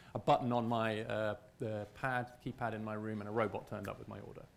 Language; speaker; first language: English; native; English